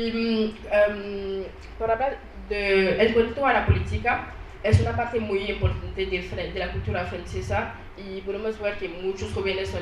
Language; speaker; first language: Spanish; non-native, learner; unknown